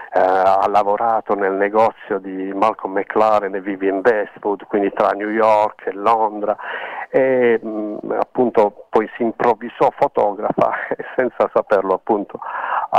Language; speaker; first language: Italian; native; Italian